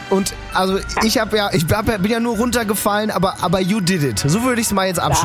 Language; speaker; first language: German; native; German